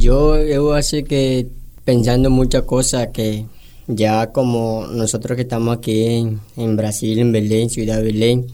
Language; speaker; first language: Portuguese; non-native, learner; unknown